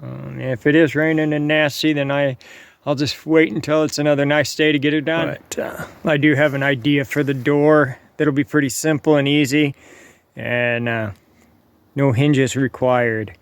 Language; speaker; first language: English; native; English